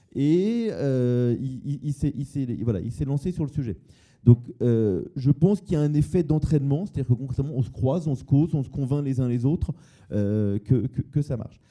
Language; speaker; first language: French; native; French